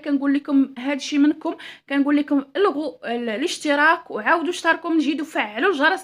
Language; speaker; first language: Arabic; native; Arabic